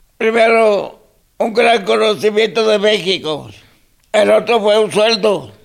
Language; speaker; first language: Spanish; non-native, local second language; Zapotec